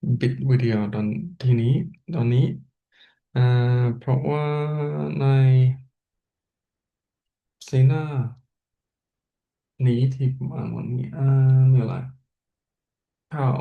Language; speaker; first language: Thai; non-native, learner; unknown